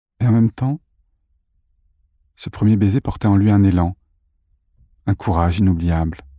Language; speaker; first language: French; native; French